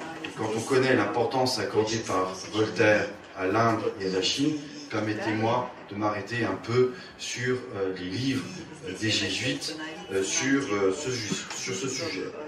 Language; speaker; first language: French; native; French